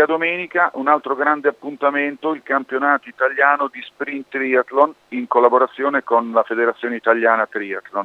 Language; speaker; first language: Italian; native; Italian